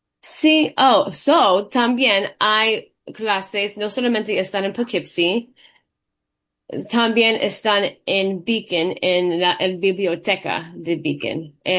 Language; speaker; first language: Spanish; early bilingual, heritage; Spanish